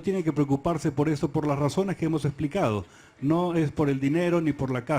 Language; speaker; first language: Spanish; native; Spanish